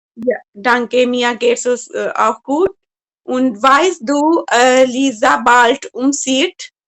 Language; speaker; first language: German; non-native, learner; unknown